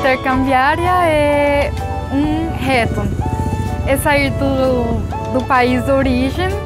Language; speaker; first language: Portuguese; non-native, fluent; Spanish